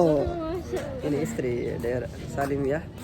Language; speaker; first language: Indonesian; non-native, learner; Urdu